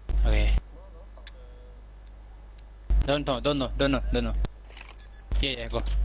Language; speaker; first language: English; non-native, learner; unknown